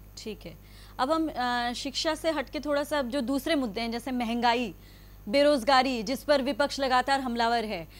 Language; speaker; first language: Hindi; native; Hindi